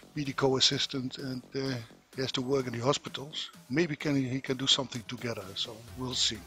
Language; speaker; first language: English; non-native, fluent; Dutch